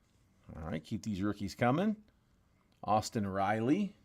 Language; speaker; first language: English; native; English